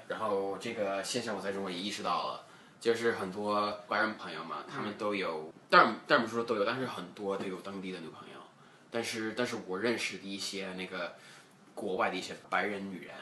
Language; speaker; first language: Chinese; non-native, fluent; English